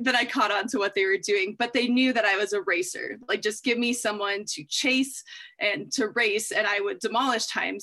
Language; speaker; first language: English; native; English